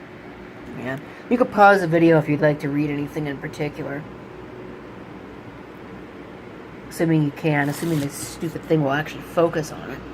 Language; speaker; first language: English; native; English